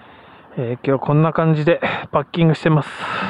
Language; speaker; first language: Japanese; native; Japanese